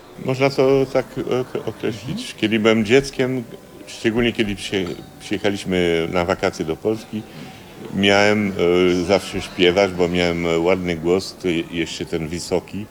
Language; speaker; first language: Polish; early bilingual, heritage; Polish